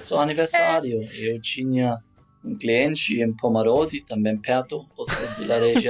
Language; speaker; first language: Portuguese; non-native, learner; German